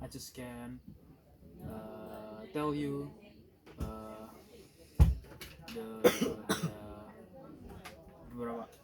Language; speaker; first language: English; non-native, learner; Indonesian